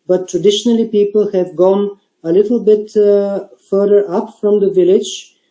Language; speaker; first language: English; non-native, fluent; Bulgarian